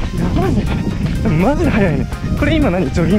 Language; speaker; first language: Japanese; native; Japanese